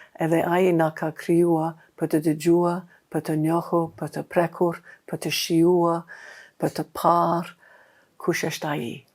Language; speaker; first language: Albanian; non-native, fluent; English